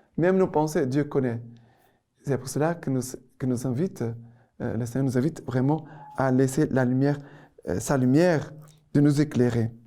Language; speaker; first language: French; non-native, fluent; Portuguese